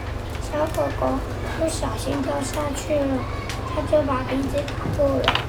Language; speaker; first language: Chinese; native; Chinese